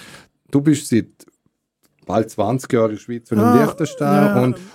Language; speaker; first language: German; native; German